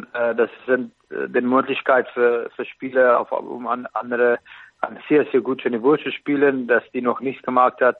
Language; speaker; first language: German; non-native, fluent; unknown